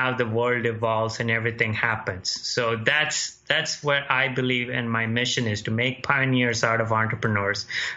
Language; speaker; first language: English; non-native, local second language; Gujarati